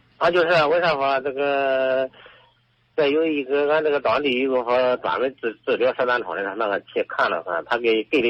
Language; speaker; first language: Chinese; native; Chinese